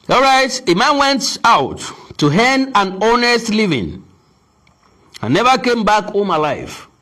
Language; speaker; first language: English; non-native, local second language; Yoruba